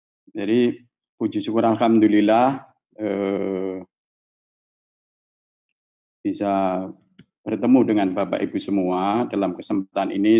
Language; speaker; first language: Indonesian; native; Indonesian